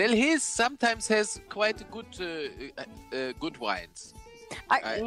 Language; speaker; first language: English; non-native, fluent; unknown